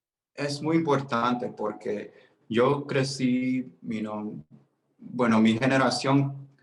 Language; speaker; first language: Spanish; early bilingual, heritage; Spanish